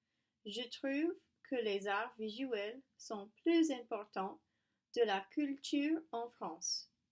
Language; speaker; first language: French; non-native, learner; English